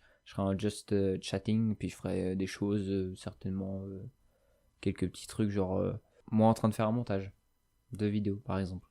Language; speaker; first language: French; native; French